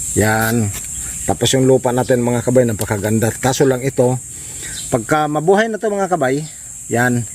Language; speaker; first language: Filipino; non-native, local second language; Cebuano